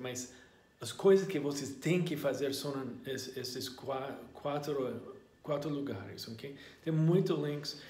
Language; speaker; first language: Portuguese; non-native, learner; English